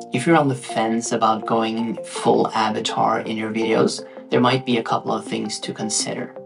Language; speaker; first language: English; non-native, fluent; Norwegian